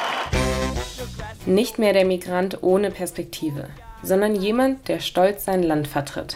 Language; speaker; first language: German; native; German